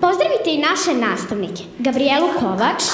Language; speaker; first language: Serbian; native; Serbian